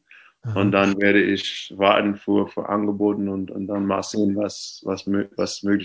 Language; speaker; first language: German; non-native, fluent; English